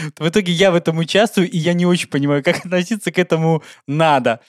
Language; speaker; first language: Russian; native; Russian